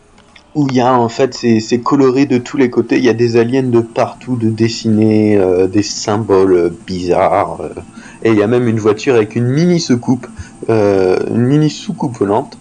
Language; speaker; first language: French; native; French